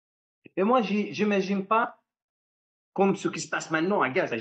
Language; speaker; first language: French; non-native, fluent; Arabic